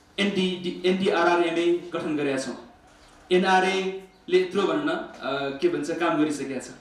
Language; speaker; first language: Nepali; native; Nepali